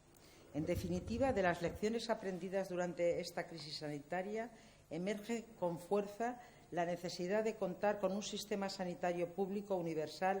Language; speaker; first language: Spanish; native; Spanish